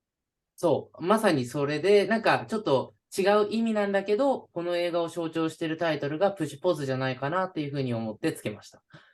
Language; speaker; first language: Japanese; native; Japanese